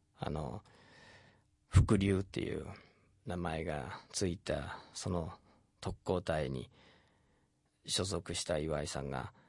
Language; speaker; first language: Japanese; non-native, fluent; English